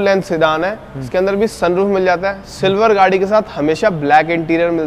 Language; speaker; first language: Hindi; native; Hindi